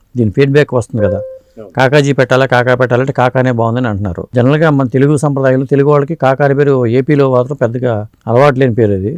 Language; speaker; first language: Telugu; native; Telugu